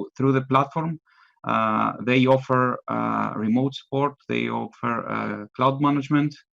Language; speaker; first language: English; non-native, fluent; Greek